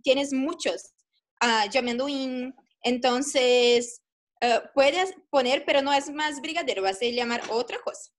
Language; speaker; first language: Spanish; non-native, fluent; Portuguese